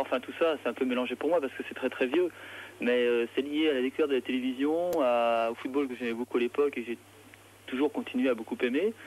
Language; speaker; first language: French; native; French